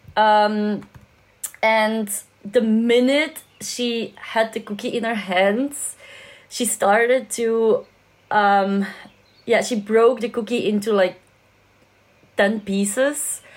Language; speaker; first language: English; non-native, fluent; Dutch